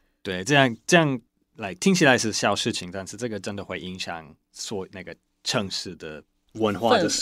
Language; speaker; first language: Chinese; non-native, fluent; English